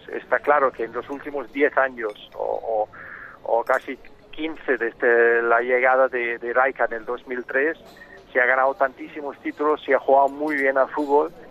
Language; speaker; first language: Spanish; non-native, fluent; Danish